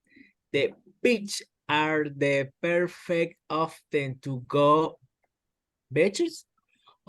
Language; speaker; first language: English; non-native, learner; Spanish